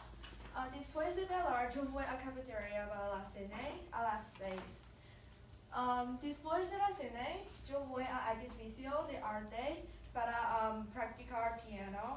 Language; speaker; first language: Spanish; non-native, learner; English